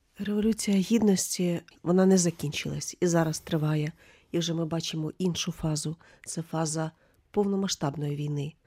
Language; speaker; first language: Ukrainian; native; Ukrainian